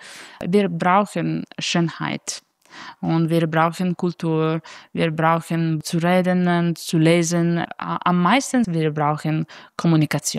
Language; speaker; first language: German; non-native, fluent; Italian